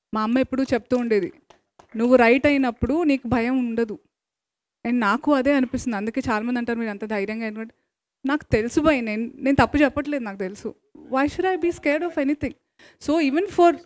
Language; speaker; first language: Telugu; native; Telugu